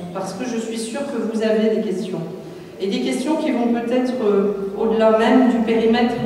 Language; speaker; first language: French; native; French